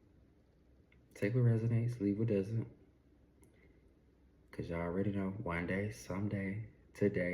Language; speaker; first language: English; native; English